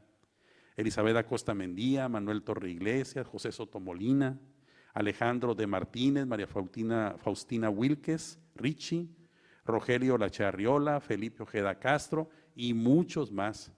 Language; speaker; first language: Spanish; native; Spanish